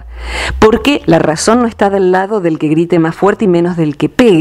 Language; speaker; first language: Spanish; native; Spanish